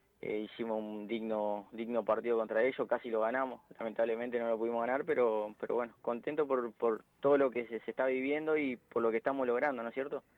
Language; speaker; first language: Spanish; native; Spanish